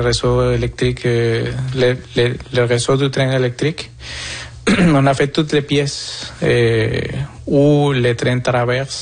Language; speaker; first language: French; non-native, fluent; Spanish